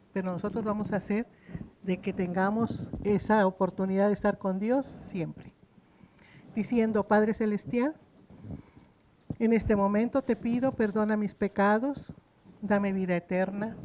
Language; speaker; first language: Spanish; native; Spanish